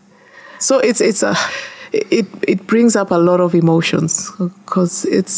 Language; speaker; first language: English; non-native, local second language; Gusii